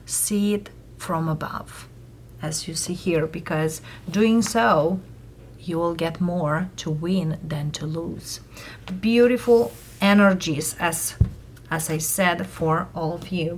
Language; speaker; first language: English; non-native, fluent; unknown